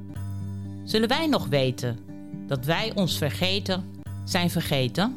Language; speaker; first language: Dutch; native; Dutch